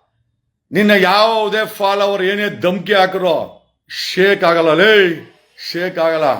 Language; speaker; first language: Kannada; native; Kannada